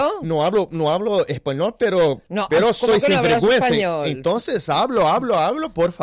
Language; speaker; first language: Spanish; non-native, learner; Portuguese